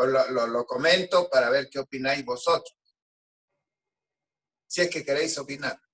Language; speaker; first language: Spanish; native; Spanish